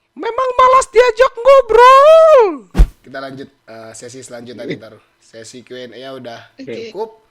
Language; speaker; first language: Indonesian; native; Indonesian